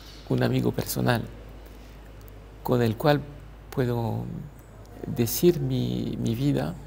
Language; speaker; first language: Spanish; non-native, fluent; French